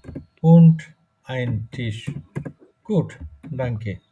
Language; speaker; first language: German; non-native, fluent; Bangla